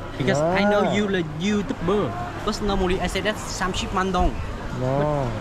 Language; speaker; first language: English; non-native, learner; Vietnamese